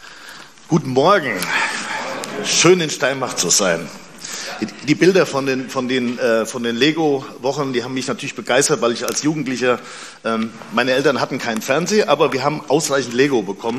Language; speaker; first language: German; native; German